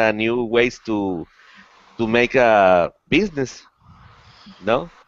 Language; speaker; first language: English; non-native, learner; Spanish